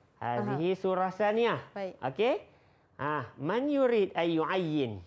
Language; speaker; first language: Arabic; non-native, fluent; Malay